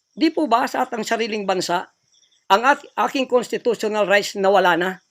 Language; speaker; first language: Filipino; non-native, local second language; Cebuano